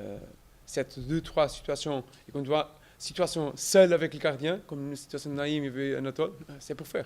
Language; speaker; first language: French; non-native, learner; Portuguese